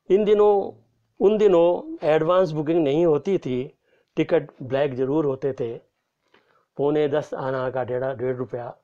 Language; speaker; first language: Hindi; native; Hindi